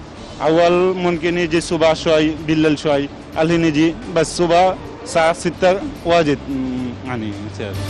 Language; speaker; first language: Arabic; non-native, learner; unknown